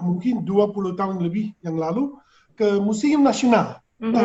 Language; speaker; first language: Indonesian; non-native, fluent; Dutch